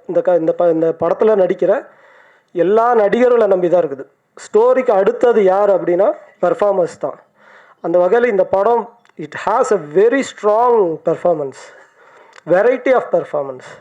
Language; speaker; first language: Tamil; native; Tamil